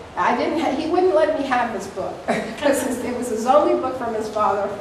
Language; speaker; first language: English; native; English